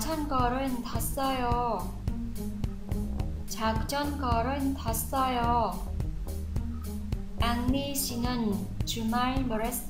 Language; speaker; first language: Korean; non-native, fluent; Vietnamese